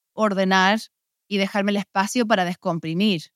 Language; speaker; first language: Spanish; early bilingual, heritage; Spanish